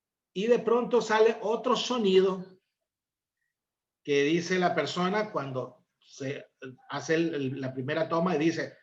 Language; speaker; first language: Spanish; native; Spanish